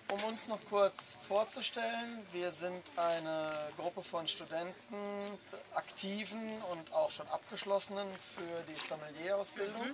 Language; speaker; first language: German; native; German